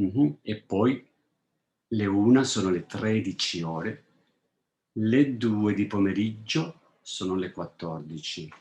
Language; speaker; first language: Italian; non-native, fluent; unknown